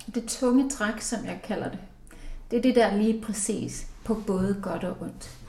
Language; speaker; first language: Danish; early bilingual, heritage; Icelandic